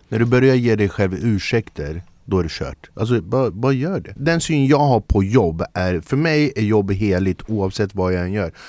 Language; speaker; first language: Swedish; early bilingual, other home language; Kurdish